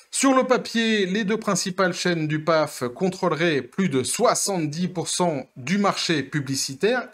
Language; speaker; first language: French; native; French